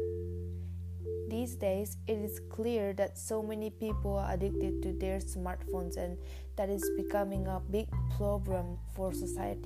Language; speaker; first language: English; non-native, learner; Japanese